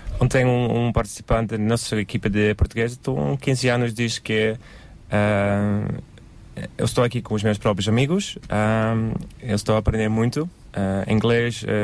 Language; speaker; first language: Portuguese; non-native, learner; Dutch